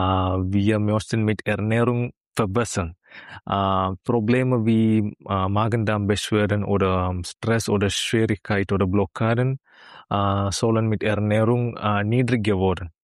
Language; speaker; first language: German; non-native, learner; Malayalam